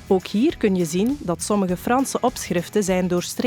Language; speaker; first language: Dutch; native; Dutch